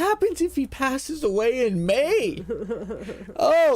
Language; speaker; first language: English; native; English